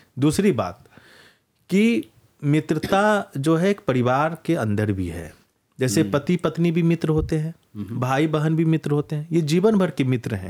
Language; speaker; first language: Hindi; non-native, local second language; Morisyen